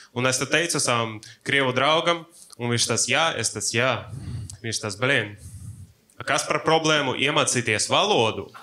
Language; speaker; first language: Latvian; non-native, local second language; Russian